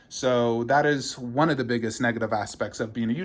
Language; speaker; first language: English; native; English